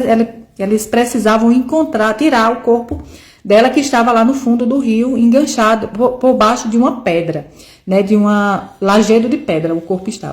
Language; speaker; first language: Portuguese; native; Portuguese